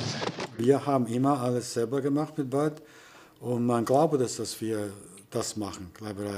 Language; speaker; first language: German; early bilingual, heritage; German